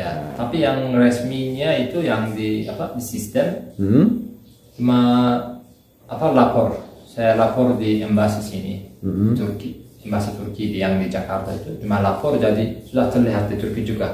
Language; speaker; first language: Indonesian; non-native, learner; Turkish